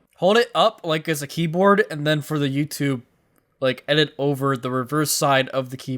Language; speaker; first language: English; native; English